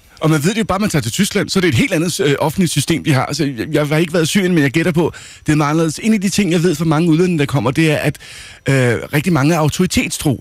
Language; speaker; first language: Danish; native; Danish